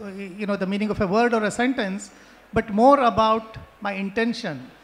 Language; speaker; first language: English; non-native, local second language; Konkani